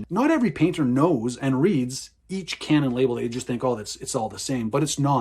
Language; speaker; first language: English; native; English